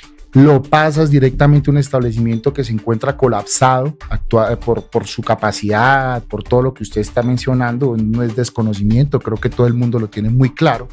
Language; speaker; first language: Spanish; native; Spanish